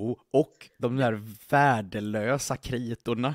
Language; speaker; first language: Swedish; native; Swedish